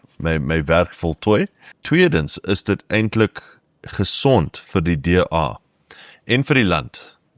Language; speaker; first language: Afrikaans; non-native, local second language; English